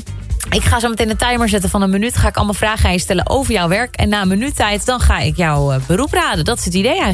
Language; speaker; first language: Dutch; native; Dutch